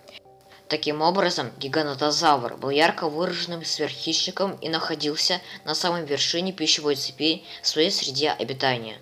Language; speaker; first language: Russian; native; Russian